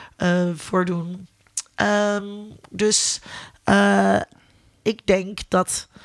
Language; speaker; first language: Dutch; native; Dutch